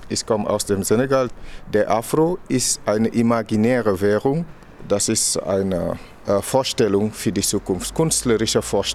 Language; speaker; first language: German; non-native, fluent; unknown